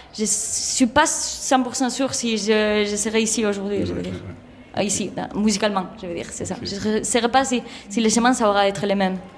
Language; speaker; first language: French; non-native, fluent; Spanish